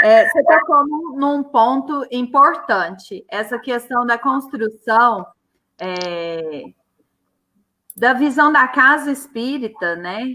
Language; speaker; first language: Portuguese; native; Portuguese